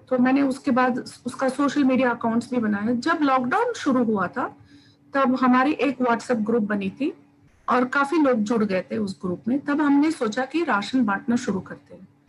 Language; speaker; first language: Hindi; non-native, local second language; Tamil